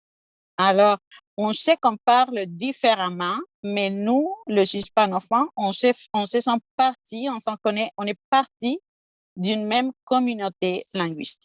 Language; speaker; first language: French; non-native, fluent; Spanish